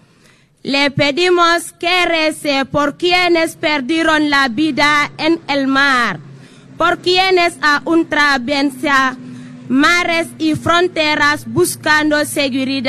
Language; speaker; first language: Spanish; non-native, fluent; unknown